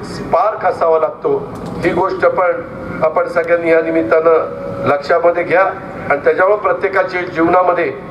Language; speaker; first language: Marathi; native; Marathi